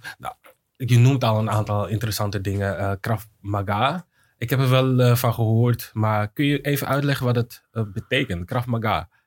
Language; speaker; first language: Dutch; native; Dutch